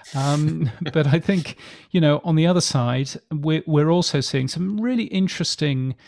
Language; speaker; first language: English; native; English